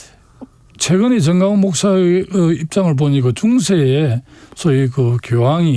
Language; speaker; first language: Korean; native; Korean